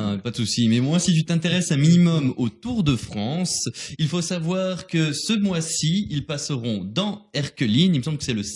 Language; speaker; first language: French; native; French